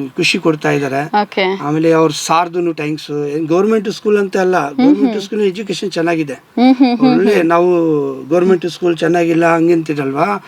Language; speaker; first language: Kannada; non-native, local second language; Urdu